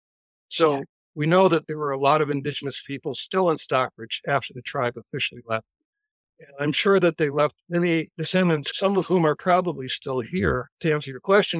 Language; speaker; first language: English; native; English